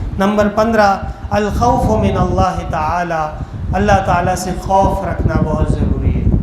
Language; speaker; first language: Urdu; non-native, local second language; Pashto